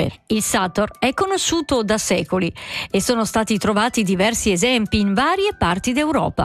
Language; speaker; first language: Italian; native; Italian